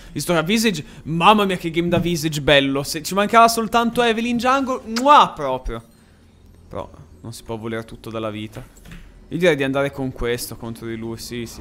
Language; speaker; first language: Italian; native; Italian